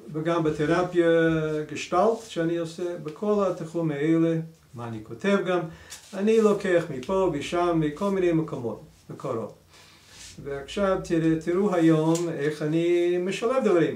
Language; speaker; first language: Hebrew; non-native, fluent; English